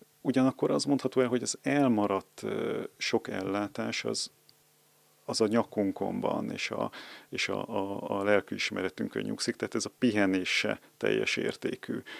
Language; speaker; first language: Hungarian; native; Hungarian